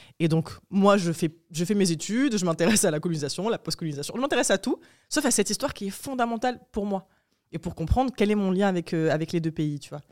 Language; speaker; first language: French; early bilingual, other home language; Arabic